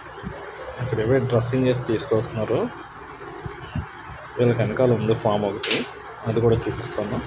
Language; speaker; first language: Telugu; native; Telugu